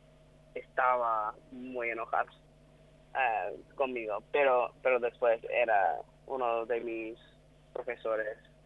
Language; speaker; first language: Spanish; non-native, learner; English